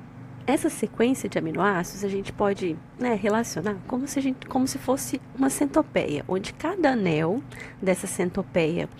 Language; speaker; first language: Portuguese; native; Portuguese